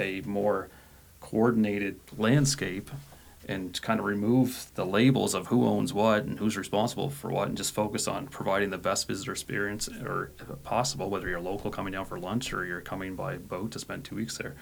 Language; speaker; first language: English; native; English